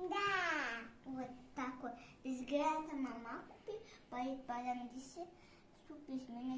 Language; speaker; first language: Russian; non-native, local second language; Kazakh